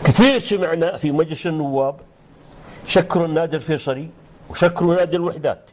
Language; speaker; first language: Arabic; native; Arabic